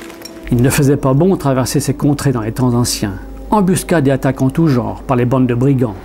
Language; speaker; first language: French; native; French